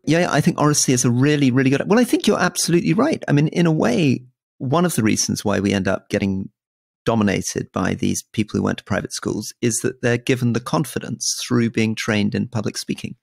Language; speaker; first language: English; native; English